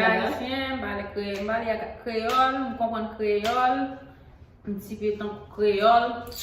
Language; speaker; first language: Haitian Creole; early bilingual, heritage; Haitian Creole